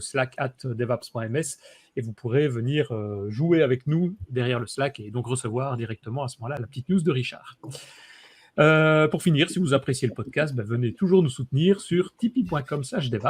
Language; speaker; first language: French; native; French